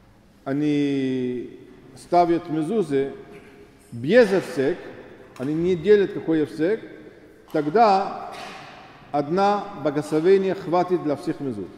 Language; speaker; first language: Russian; non-native, fluent; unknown